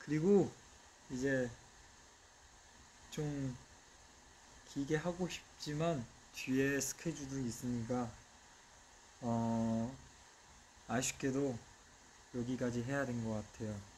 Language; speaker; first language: Korean; non-native, fluent; Chinese